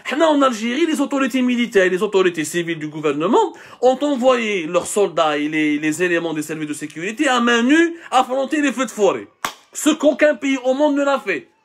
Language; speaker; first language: French; non-native, local second language; Arabic